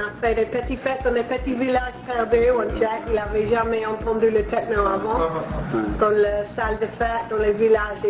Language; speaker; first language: French; non-native, learner; English